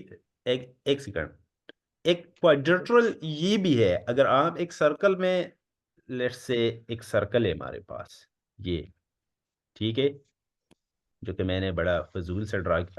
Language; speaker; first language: Hindi; non-native, local second language; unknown